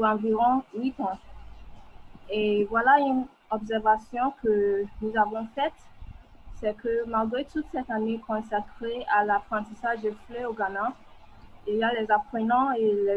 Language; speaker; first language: French; non-native, fluent; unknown